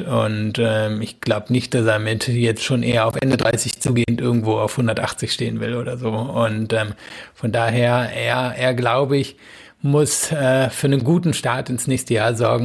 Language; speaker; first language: German; native; German